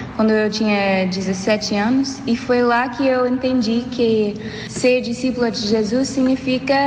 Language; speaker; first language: Portuguese; non-native, learner; English